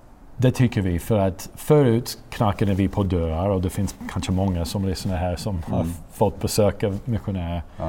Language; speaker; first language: Swedish; non-native, fluent; English